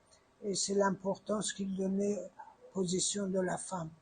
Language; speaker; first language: French; non-native, fluent; Persian